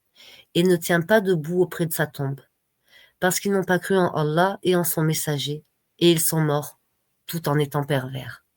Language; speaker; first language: French; native; French